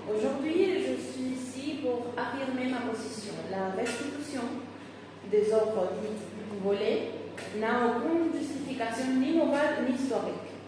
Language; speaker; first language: French; non-native, fluent; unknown